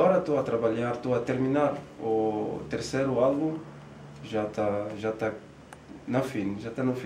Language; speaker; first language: Spanish; non-native, learner; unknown